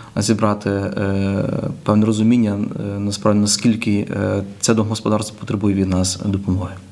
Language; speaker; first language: Ukrainian; native; Ukrainian